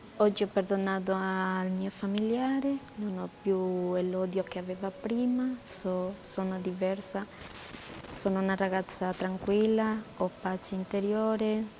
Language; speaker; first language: Italian; non-native, learner; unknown